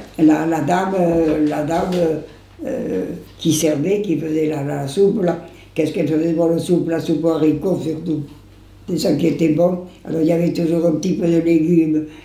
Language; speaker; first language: French; non-native, local second language; Occitan